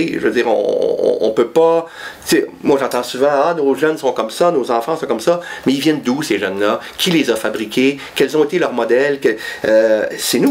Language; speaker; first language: French; native; French